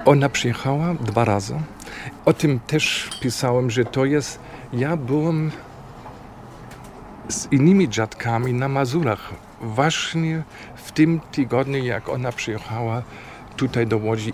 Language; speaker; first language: Polish; non-native, fluent; German